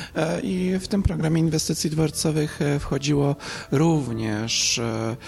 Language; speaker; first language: Polish; native; Polish